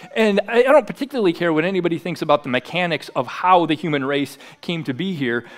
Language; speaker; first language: English; native; English